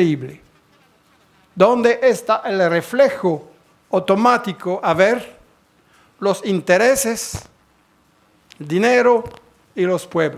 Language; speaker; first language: Spanish; non-native, fluent; French